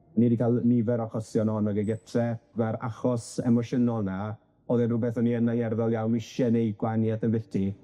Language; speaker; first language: Welsh; native; Welsh